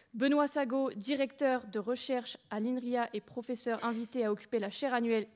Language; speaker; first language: French; native; French